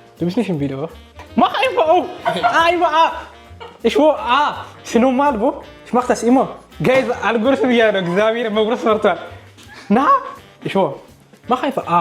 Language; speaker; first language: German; early bilingual, other home language; Amharic